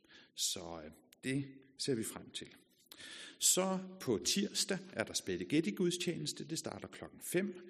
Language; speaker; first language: Danish; native; Danish